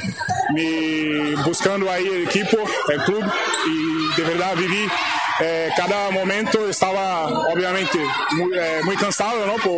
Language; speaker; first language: Spanish; non-native, fluent; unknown